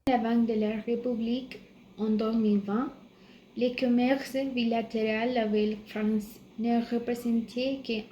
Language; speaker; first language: French; non-native, learner; Spanish